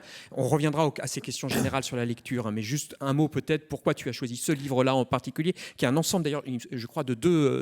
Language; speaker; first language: French; native; French